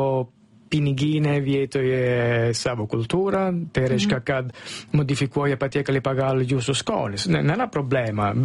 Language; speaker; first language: Lithuanian; non-native, learner; Italian